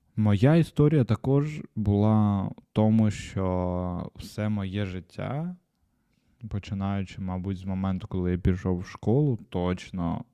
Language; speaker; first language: Ukrainian; non-native, local second language; Russian